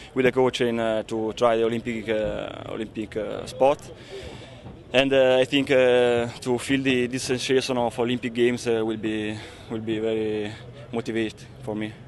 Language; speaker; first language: English; non-native, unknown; Italian